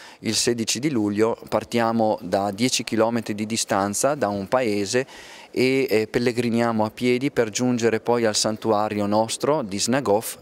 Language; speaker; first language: Italian; native; Italian